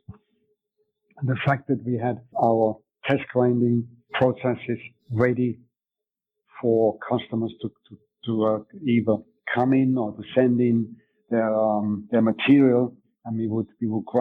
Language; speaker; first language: English; non-native, fluent; German